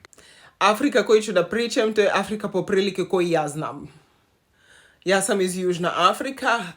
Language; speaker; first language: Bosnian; non-native, learner; Zulu